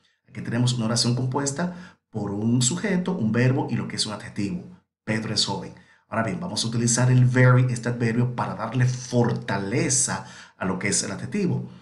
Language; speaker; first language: Spanish; native; Spanish